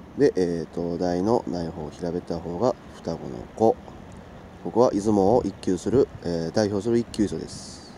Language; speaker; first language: Japanese; native; Japanese